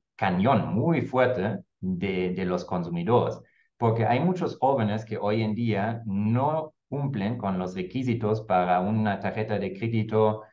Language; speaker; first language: Spanish; non-native, fluent; German